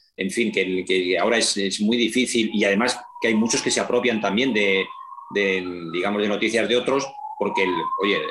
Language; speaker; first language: Spanish; native; Spanish